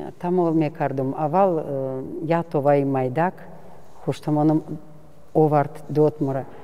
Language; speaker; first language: Tajik; non-native, fluent; Russian